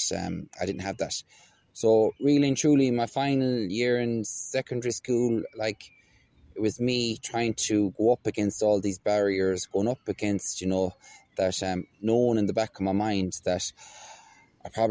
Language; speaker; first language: English; native; English